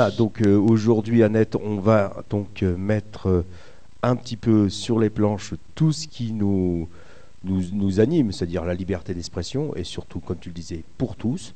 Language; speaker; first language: French; native; French